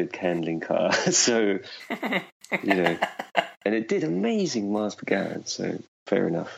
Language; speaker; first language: English; native; English